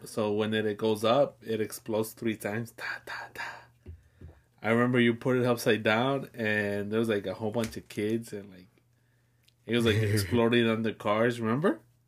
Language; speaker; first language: English; early bilingual, other home language; Spanish